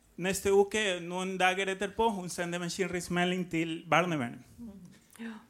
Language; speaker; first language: Norwegian; non-native, learner; Spanish